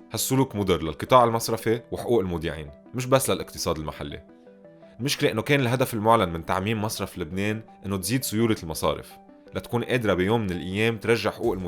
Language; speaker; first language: Arabic; native; Arabic